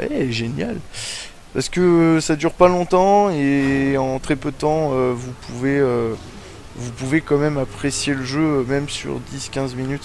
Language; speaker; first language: French; native; French